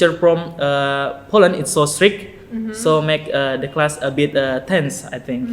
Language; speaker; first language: English; non-native, learner; Indonesian